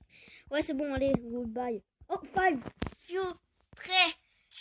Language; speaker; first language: French; native; French